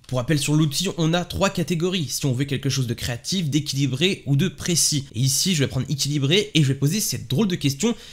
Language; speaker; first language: French; native; French